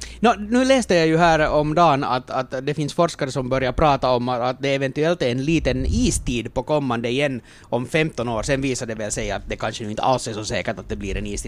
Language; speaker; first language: Swedish; native; Swedish